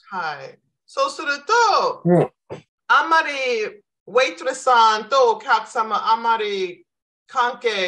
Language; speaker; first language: Japanese; non-native, fluent; English